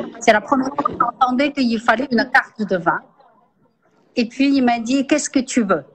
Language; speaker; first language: French; non-native, fluent; Chinese